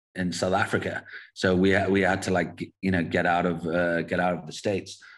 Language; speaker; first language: English; native; English